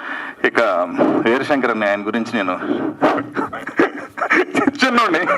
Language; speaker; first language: Telugu; native; Telugu